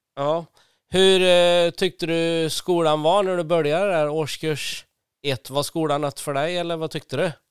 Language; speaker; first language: Swedish; native; Swedish